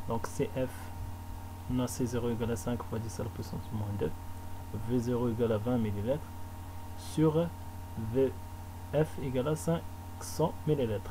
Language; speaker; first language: French; non-native, local second language; Arabic